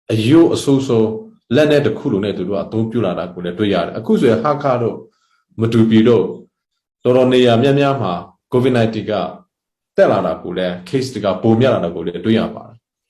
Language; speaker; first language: Burmese; non-native, local second language; Hakha Chin